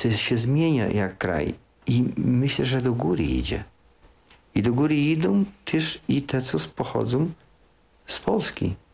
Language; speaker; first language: Polish; early bilingual, heritage; Polish